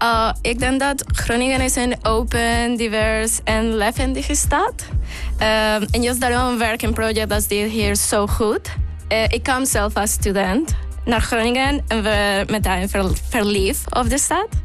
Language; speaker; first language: Dutch; non-native, fluent; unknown